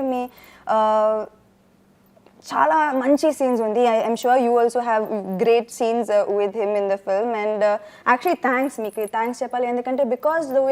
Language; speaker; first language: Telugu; non-native, fluent; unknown